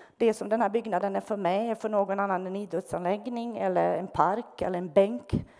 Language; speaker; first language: Swedish; non-native, fluent; Bosnian